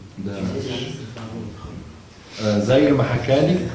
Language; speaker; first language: Arabic; native; Arabic